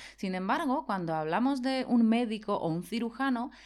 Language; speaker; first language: Spanish; non-native, fluent; Polish